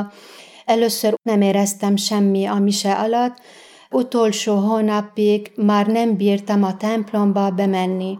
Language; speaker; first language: Hungarian; non-native, fluent; Arabic